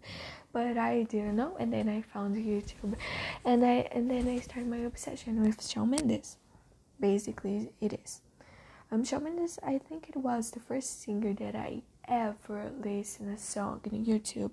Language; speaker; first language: English; non-native, learner; Portuguese